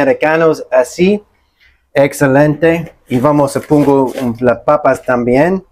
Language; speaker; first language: Spanish; non-native, learner; English